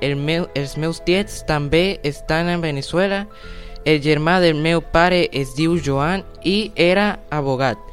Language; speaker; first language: Catalan; non-native, learner; Spanish